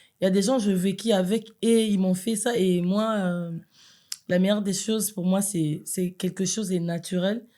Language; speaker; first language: French; non-native, local second language; Lingala